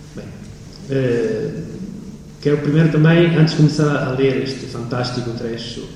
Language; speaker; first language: Portuguese; non-native, fluent; Italian